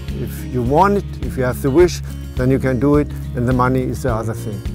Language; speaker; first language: English; non-native, fluent; German